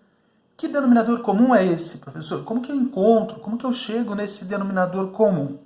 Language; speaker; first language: Portuguese; native; Portuguese